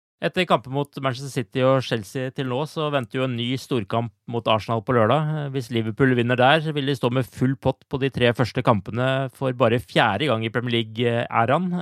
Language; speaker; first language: Norwegian; native; Norwegian